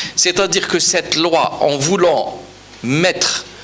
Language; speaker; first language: French; non-native, local second language; Arabic